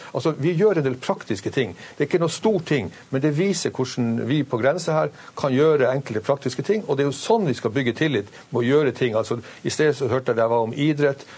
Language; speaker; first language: Norwegian; native; Norwegian